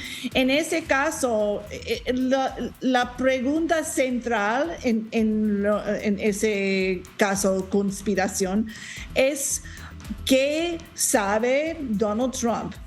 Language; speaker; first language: Spanish; non-native, learner; English